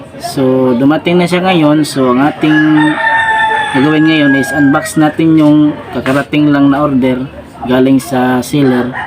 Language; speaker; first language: Filipino; non-native, local second language; Cebuano